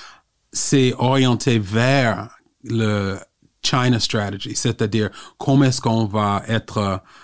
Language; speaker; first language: French; non-native, fluent; English